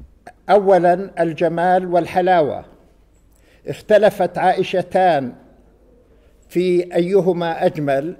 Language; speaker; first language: Arabic; native; Arabic